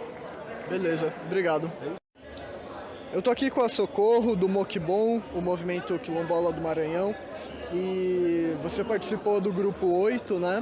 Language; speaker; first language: Portuguese; native; Portuguese